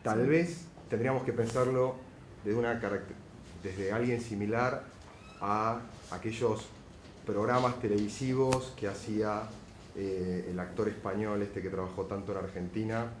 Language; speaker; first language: Spanish; native; Spanish